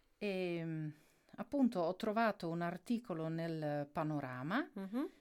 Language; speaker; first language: Italian; non-native, fluent; Dutch